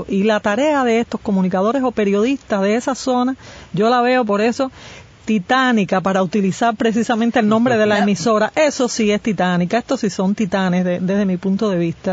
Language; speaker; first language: Spanish; native; Spanish